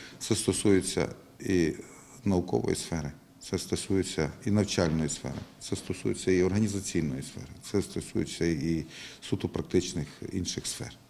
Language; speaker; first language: Ukrainian; native; Ukrainian